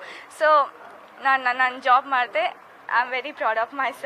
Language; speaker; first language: Kannada; non-native, fluent; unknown